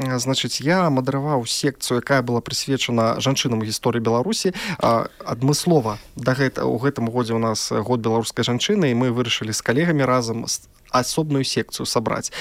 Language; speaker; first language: Belarusian; non-native, local second language; Russian